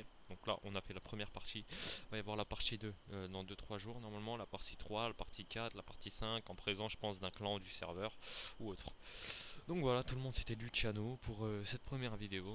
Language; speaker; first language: French; native; French